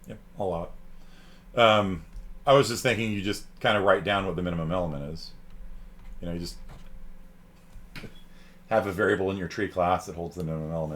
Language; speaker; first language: English; native; English